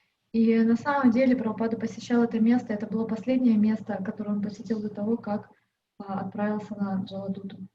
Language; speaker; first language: Russian; native; Russian